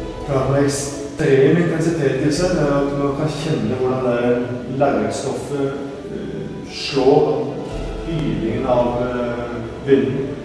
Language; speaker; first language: Norwegian; native; Norwegian